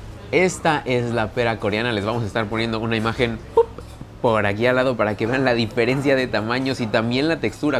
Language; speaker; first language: Spanish; native; Spanish